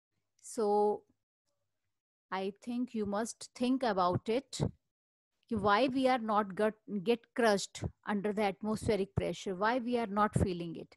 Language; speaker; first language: English; non-native, local second language; Hindi